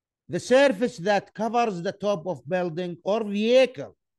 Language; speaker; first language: English; non-native, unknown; Arabic